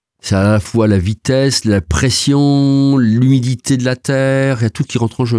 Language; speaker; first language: French; native; French